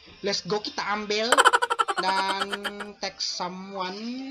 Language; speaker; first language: English; non-native, learner; Indonesian